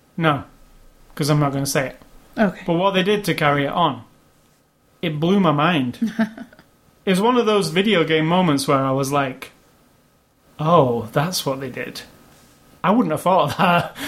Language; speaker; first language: English; native; English